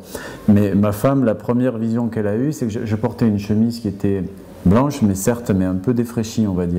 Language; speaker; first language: French; native; French